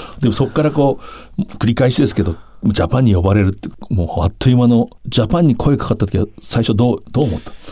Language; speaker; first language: Japanese; native; Japanese